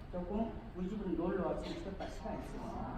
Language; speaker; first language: Korean; native; Korean